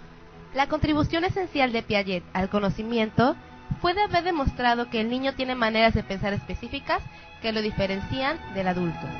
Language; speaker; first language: Spanish; native; Spanish